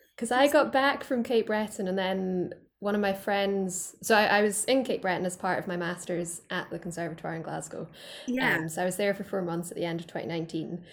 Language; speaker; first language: English; native; English